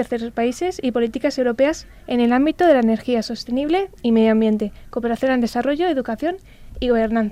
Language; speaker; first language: Spanish; native; Spanish